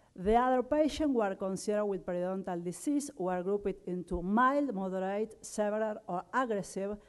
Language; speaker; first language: English; non-native, learner; Spanish